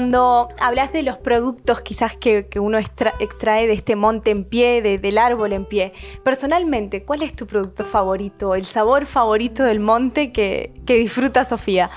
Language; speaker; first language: Spanish; native; Spanish